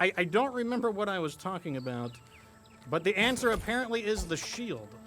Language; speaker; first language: English; native; English